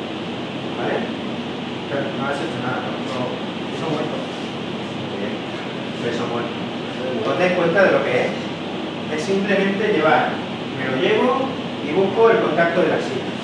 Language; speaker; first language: Spanish; native; Spanish